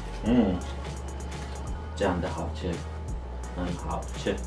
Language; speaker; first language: Chinese; non-native, learner; Turkish